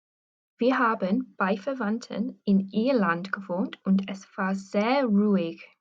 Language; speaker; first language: German; non-native, fluent; English